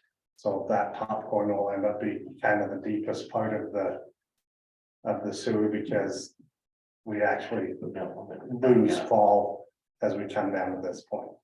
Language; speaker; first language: English; native; English